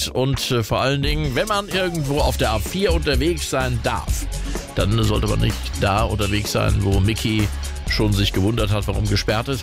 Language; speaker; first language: German; native; German